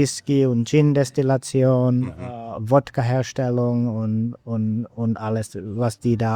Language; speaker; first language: German; non-native, fluent; Finnish